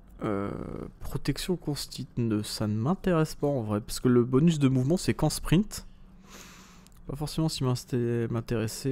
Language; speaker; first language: French; native; French